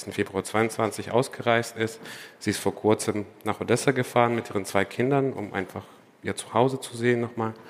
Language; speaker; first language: German; non-native, fluent; Ukrainian